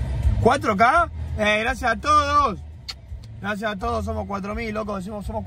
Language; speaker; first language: Spanish; native; Spanish